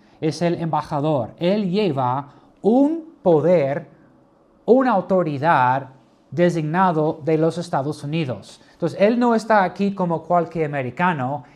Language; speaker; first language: Spanish; non-native, fluent; English